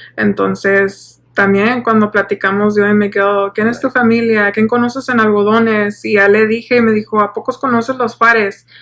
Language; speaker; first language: Spanish; early bilingual, heritage; Spanish